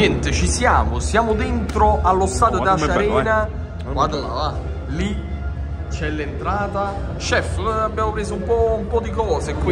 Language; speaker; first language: Italian; native; Italian